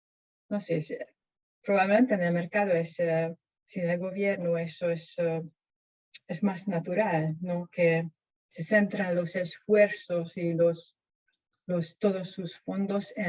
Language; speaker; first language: Spanish; non-native, fluent; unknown